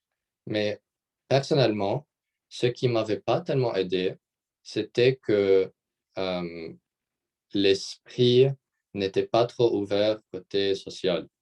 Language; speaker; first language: French; non-native, local second language; Arabic